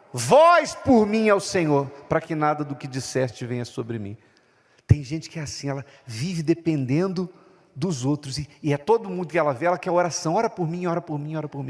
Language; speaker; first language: Portuguese; native; Portuguese